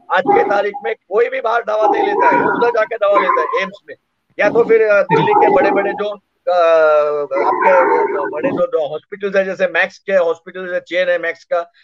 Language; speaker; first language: Hindi; non-native, local second language; Marathi